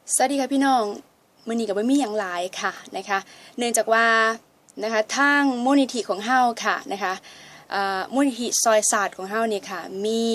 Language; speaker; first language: Thai; native; Thai